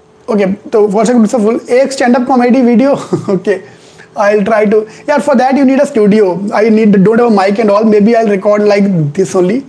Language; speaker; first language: English; non-native, local second language; Hindi